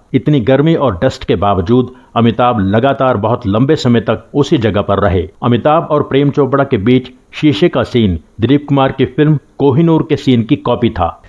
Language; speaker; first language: Hindi; native; Hindi